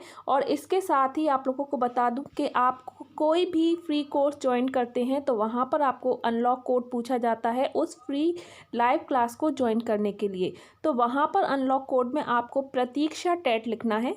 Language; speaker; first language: Hindi; native; Hindi